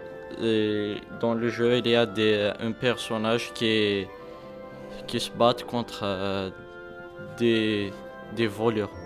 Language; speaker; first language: French; non-native, learner; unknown